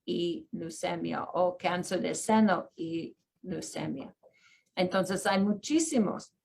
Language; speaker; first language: Spanish; early bilingual, heritage; Spanish